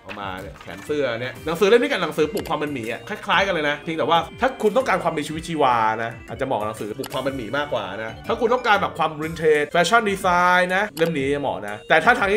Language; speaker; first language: Thai; native; Thai